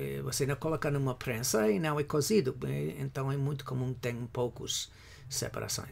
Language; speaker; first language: Portuguese; non-native, fluent; English